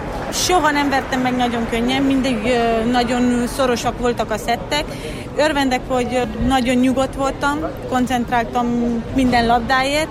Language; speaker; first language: Hungarian; non-native, local second language; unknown